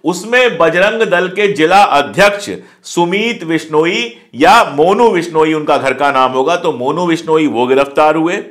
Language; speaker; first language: Hindi; native; Hindi